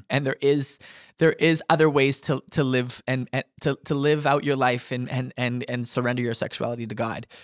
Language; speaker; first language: English; native; English